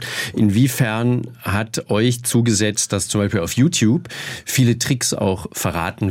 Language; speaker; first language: German; native; German